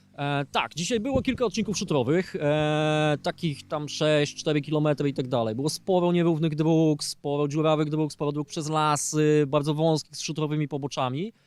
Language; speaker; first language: Polish; native; Polish